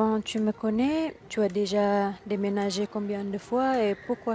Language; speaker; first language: French; non-native, fluent; Indonesian